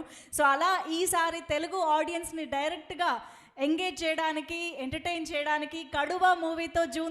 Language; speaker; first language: Telugu; native; Telugu